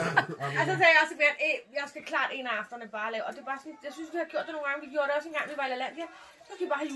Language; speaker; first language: Danish; native; Danish